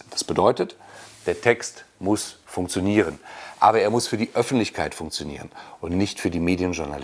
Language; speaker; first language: German; native; German